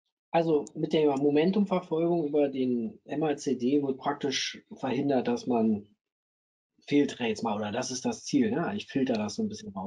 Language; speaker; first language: German; native; German